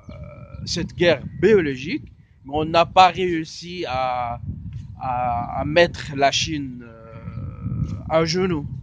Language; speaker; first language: French; non-native, fluent; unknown